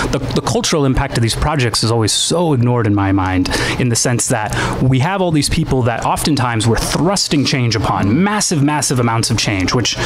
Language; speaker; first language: English; native; English